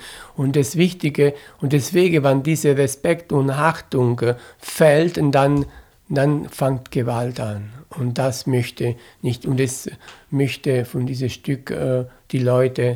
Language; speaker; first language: German; non-native, fluent; Italian